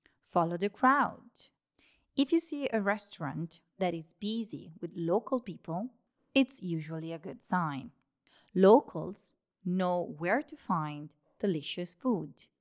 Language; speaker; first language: English; non-native, fluent; Italian